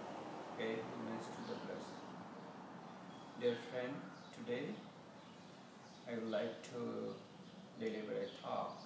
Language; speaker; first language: English; non-native, fluent; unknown